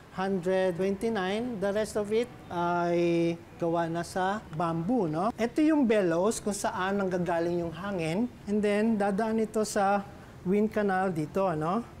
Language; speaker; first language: Filipino; native; Filipino